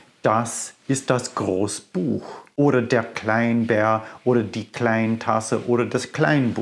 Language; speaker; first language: German; non-native, fluent; English